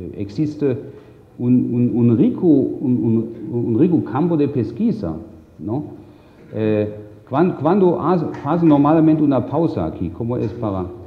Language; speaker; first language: Portuguese; non-native, fluent; German